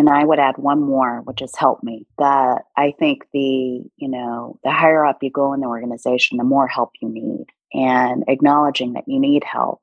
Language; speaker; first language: English; early bilingual, other home language; Korean